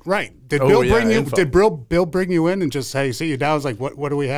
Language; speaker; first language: English; native; English